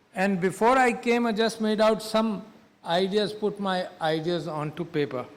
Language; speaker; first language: English; non-native, local second language; Urdu